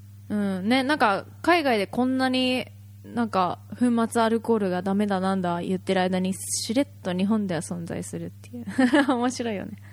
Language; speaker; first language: Japanese; native; Japanese